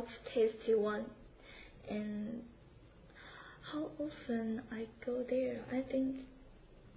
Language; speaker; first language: English; non-native, learner; Chinese